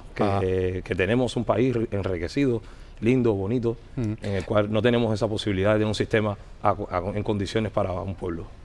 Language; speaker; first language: Spanish; native; Spanish